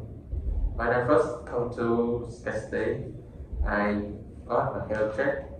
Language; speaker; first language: English; non-native, learner; Vietnamese